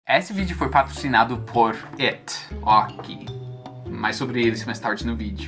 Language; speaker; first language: Portuguese; non-native, fluent; English